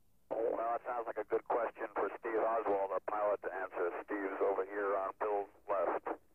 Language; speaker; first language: English; native; English